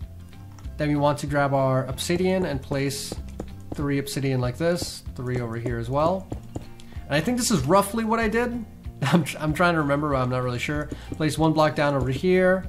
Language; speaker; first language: English; native; English